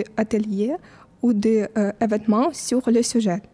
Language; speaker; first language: French; non-native, fluent; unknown